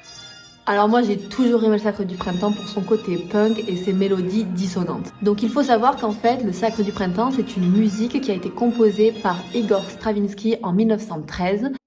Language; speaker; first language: French; native; French